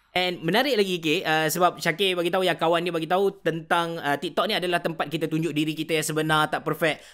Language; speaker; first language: Malay; native; Malay